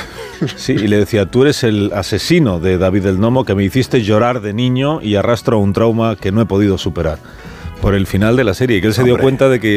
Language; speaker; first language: Spanish; native; Spanish